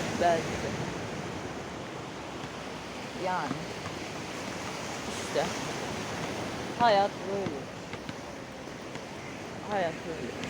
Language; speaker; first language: Turkish; non-native, fluent; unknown